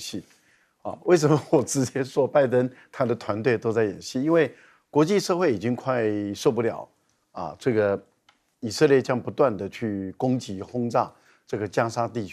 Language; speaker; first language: Chinese; native; Chinese